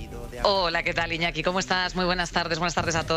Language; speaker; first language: Spanish; native; Spanish